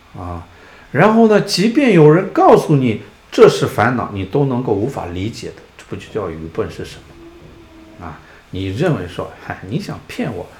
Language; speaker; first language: Chinese; non-native, local second language; Tibetan